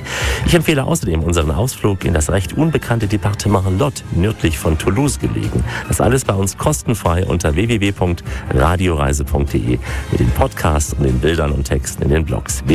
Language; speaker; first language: German; native; German